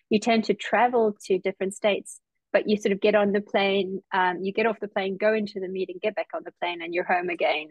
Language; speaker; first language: English; native; English